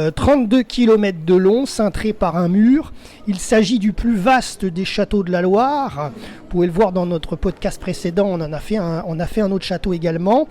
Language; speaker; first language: French; native; French